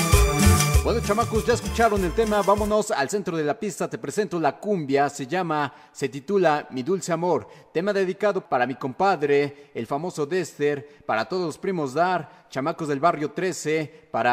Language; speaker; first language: Spanish; native; Spanish